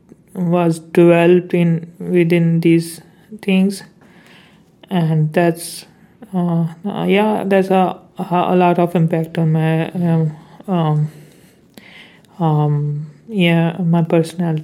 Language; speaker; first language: English; non-native, local second language; Urdu